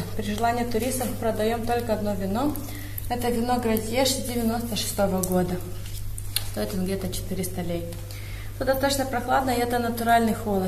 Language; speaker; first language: Russian; non-native, local second language; Romanian